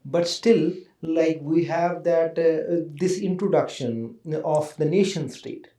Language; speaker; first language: English; non-native, local second language; Punjabi